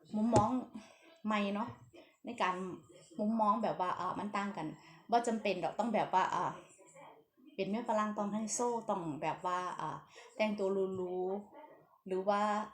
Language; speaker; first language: Thai; non-native, local second language; Northeastern Thai